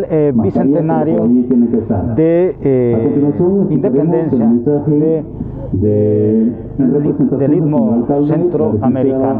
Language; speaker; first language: Spanish; native; Spanish